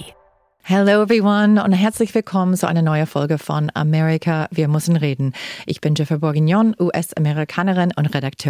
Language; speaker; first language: German; non-native, fluent; English